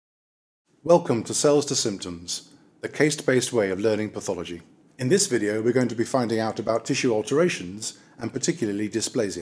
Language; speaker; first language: English; native; English